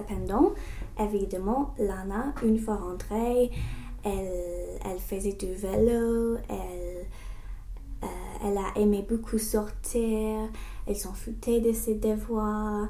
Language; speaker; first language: French; non-native, learner; English